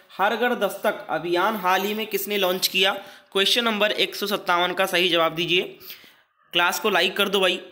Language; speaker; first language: Hindi; native; Hindi